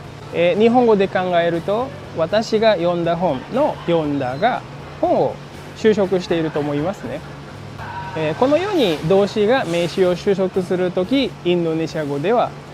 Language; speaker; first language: Japanese; non-native, fluent; Indonesian